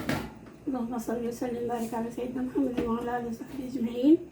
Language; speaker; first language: Arabic; native; Arabic